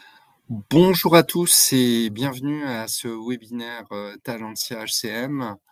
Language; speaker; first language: French; native; French